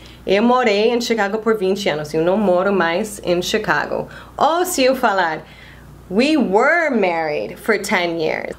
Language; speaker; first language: Portuguese; non-native, fluent; English